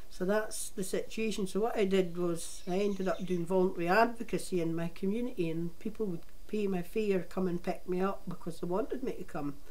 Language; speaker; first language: English; native; English